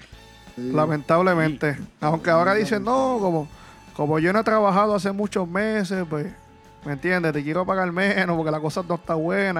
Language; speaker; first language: Spanish; native; Spanish